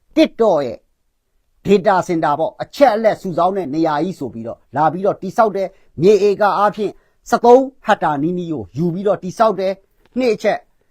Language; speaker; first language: Burmese; non-native, local second language; Kachin